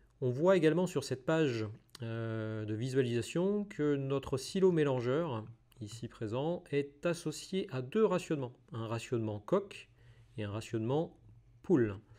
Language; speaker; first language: French; native; French